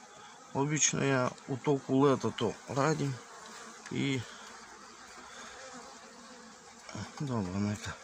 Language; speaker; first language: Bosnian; non-native, learner; Russian